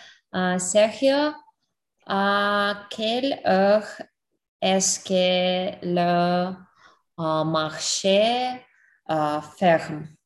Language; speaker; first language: French; non-native, learner; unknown